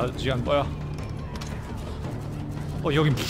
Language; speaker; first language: Korean; non-native, learner; German